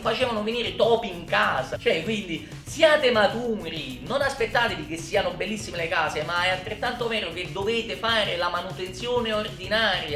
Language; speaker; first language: Italian; native; Italian